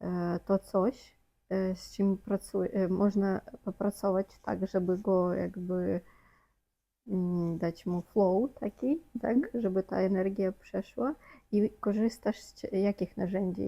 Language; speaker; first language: Polish; non-native, fluent; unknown